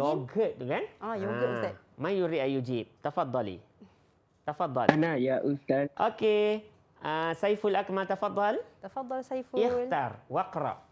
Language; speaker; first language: Arabic; non-native, fluent; Malay